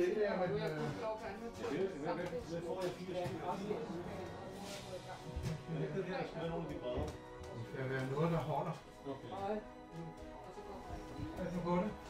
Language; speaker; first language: Danish; native; Danish